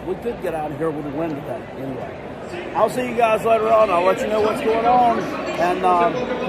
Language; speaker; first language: English; native; English